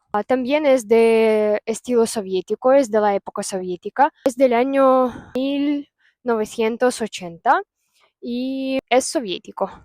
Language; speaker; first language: Spanish; non-native, fluent; Russian